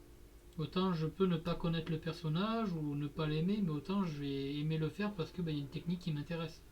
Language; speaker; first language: French; native; French